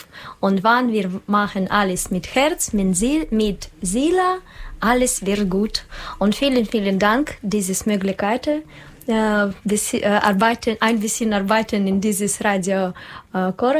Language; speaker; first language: German; non-native, learner; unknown